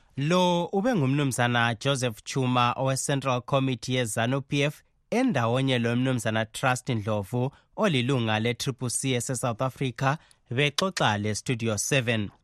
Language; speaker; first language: Zulu; native; Zulu